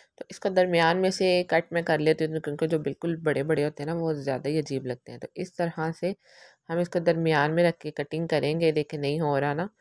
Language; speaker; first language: Urdu; native; Urdu